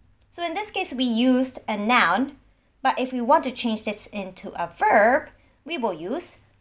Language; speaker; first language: English; non-native, fluent; Japanese